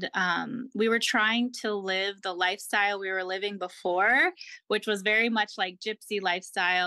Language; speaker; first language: English; native; English